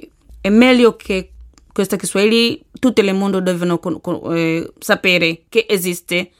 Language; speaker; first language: Italian; non-native, learner; Swahili